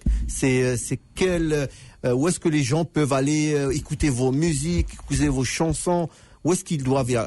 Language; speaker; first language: French; native; French